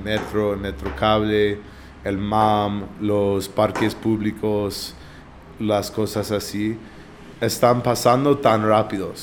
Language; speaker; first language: Spanish; non-native, fluent; English